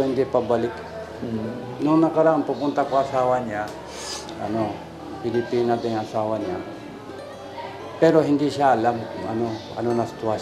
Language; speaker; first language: Filipino; non-native, learner; Japanese